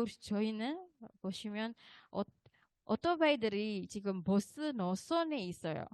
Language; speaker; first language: Korean; non-native, fluent; Indonesian